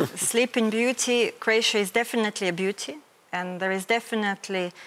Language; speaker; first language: English; non-native, fluent; Ukrainian